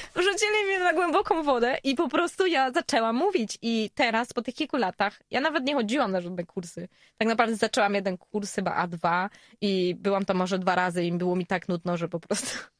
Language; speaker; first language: Polish; native; Polish